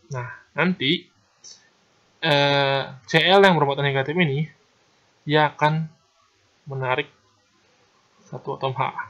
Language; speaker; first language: Indonesian; native; Indonesian